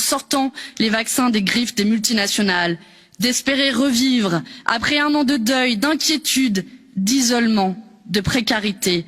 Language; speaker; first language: French; native; French